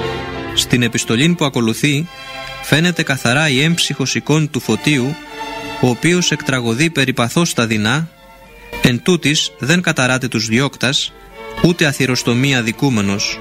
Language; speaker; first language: Greek; native; Greek